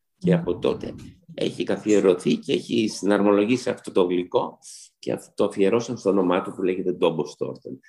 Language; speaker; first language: Greek; early bilingual, heritage; Greek